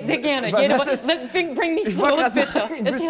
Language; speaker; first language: German; non-native, fluent; English